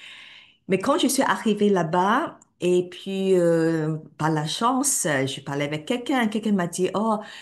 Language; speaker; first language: French; non-native, fluent; Cantonese